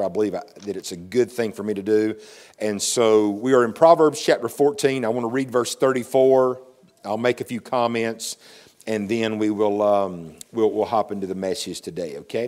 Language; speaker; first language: English; native; English